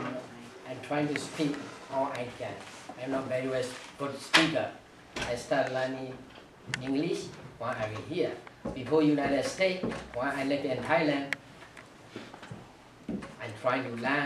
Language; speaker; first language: English; non-native, learner; Burmese